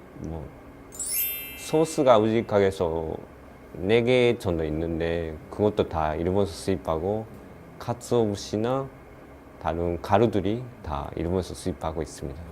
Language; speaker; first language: Korean; non-native, learner; Japanese